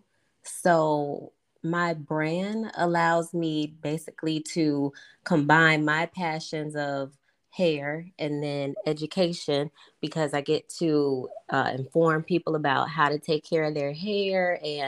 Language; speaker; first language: English; native; English